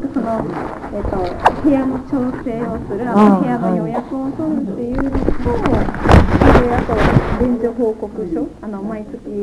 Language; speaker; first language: Japanese; native; Japanese